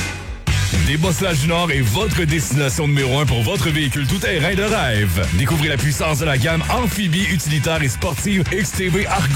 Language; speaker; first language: French; native; French